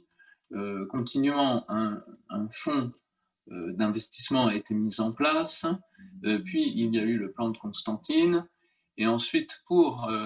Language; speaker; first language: French; native; French